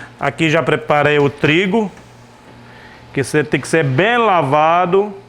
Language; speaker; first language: Portuguese; non-native, fluent; Arabic